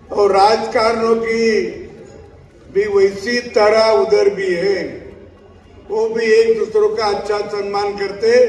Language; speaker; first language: Hindi; non-native, local second language; Marathi